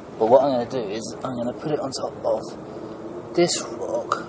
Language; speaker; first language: English; native; English